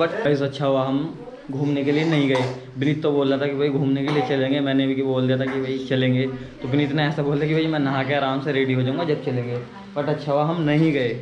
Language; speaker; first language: Hindi; native; Hindi